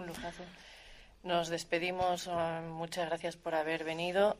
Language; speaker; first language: Spanish; native; Spanish